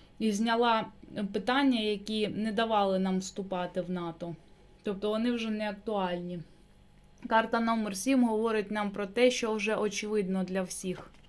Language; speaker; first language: Ukrainian; non-native, local second language; Russian